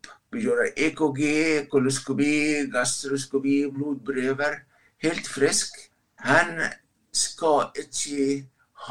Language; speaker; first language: Swedish; non-native, fluent; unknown